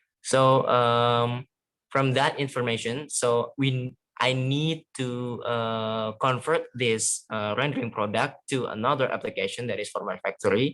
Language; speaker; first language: English; non-native, fluent; Indonesian